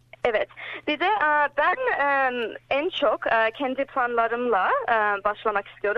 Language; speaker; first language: Turkish; early bilingual, heritage; English